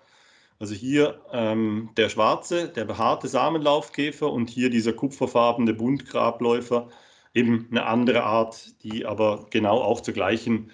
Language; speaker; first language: German; native; German